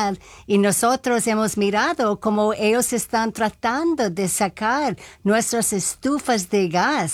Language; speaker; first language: Spanish; non-native, local second language; English